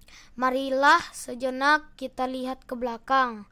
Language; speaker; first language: Indonesian; native; Indonesian